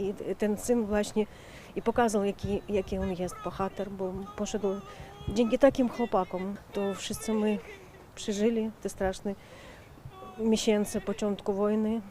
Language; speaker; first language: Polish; early bilingual, heritage; Ukrainian